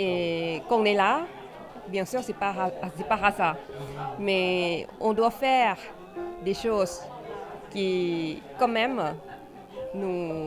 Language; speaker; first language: French; non-native, fluent; Thai